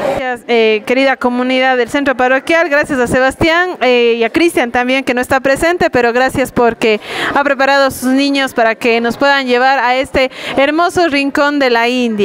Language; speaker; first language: Spanish; native; Spanish